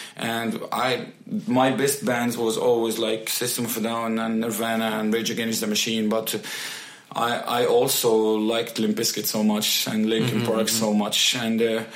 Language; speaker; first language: English; non-native, fluent; Arabic